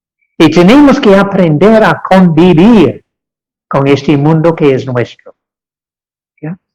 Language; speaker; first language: Spanish; non-native, fluent; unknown